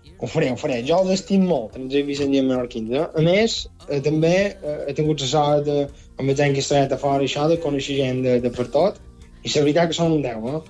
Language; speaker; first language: Catalan; native; Catalan